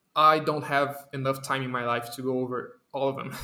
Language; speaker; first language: English; non-native, fluent; Portuguese